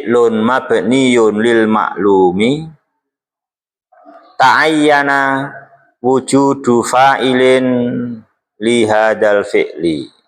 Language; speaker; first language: Arabic; non-native, fluent; Javanese